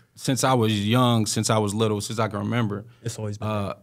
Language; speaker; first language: English; native; English